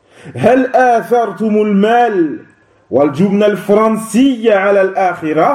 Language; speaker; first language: Arabic; non-native, fluent; French